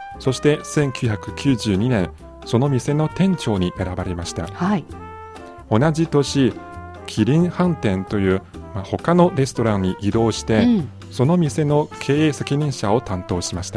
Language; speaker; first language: Japanese; non-native, fluent; Chinese